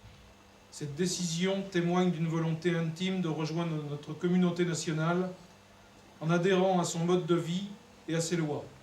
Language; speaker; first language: French; native; French